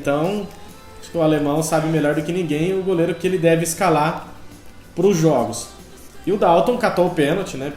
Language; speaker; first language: Portuguese; native; Portuguese